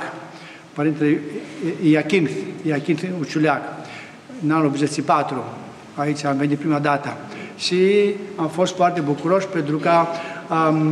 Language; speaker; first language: Romanian; non-native, fluent; Greek